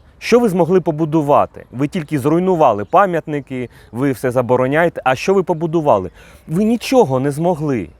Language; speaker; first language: Ukrainian; native; Ukrainian